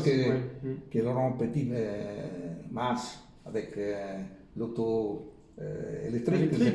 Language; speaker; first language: French; non-native, learner; Italian